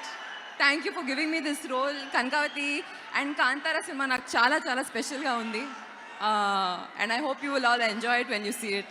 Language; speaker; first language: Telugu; non-native, learner; Kannada